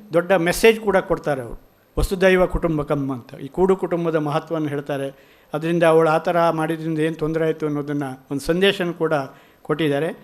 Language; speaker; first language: Kannada; native; Kannada